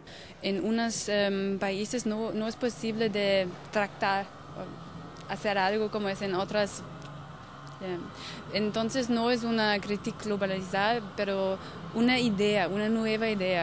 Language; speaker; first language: Spanish; non-native, learner; Portuguese